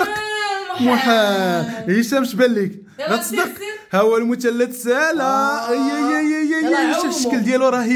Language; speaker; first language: Arabic; native; Arabic